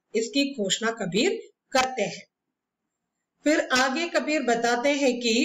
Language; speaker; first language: Hindi; non-native, local second language; Malayalam